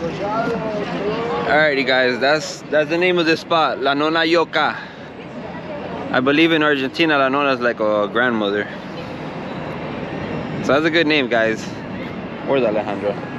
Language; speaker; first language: English; early bilingual, other home language; Spanish